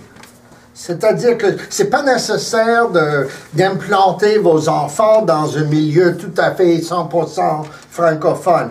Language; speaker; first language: French; early bilingual, heritage; English